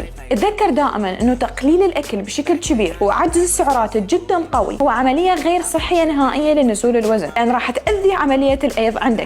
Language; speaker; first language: Arabic; native; Arabic